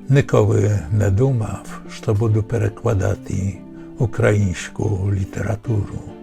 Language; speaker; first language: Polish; non-native, learner; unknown